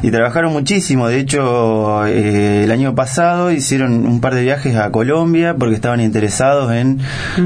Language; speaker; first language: Spanish; native; Spanish